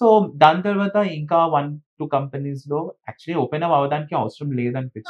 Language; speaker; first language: Telugu; non-native, fluent; Bangla